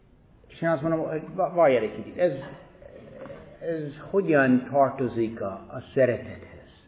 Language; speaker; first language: Hungarian; non-native, fluent; English